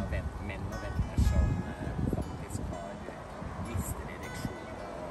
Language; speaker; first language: Norwegian; native; Norwegian